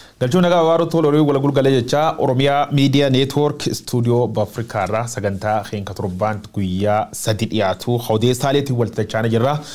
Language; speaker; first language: Oromo; native; Oromo